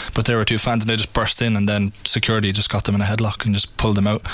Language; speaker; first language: English; native; English